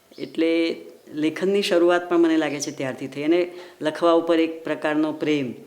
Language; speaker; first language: Gujarati; native; Gujarati